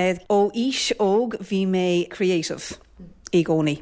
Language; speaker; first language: Irish; non-native, learner; English